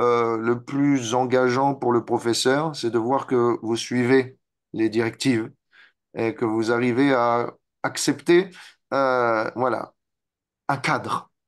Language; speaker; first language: French; native; French